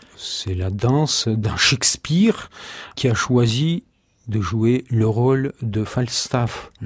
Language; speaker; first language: French; non-native, fluent; Russian